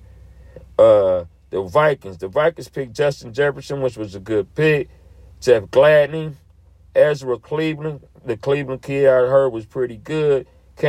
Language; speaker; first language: English; native; English